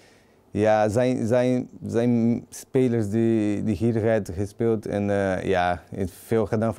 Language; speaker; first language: Dutch; non-native, learner; Portuguese